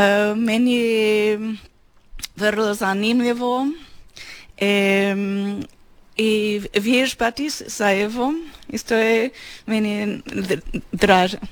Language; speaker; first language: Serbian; non-native, learner; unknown